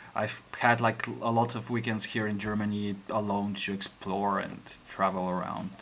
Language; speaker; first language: English; non-native, fluent; Bulgarian